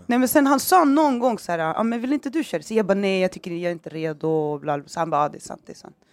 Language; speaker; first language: Swedish; early bilingual, other home language; Somali